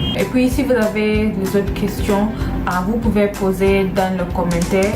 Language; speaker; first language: French; non-native, learner; Swahili